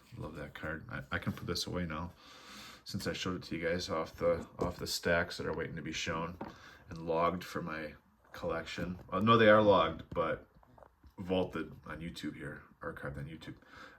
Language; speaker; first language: English; native; English